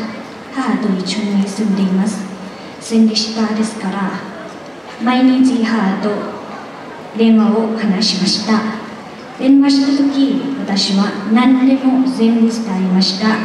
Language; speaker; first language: Japanese; non-native, learner; Thai